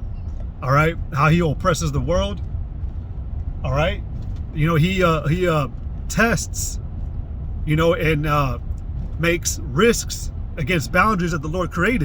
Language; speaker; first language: English; native; English